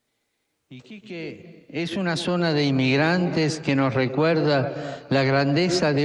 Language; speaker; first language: Spanish; native; Spanish